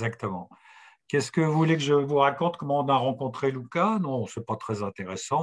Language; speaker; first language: French; native; French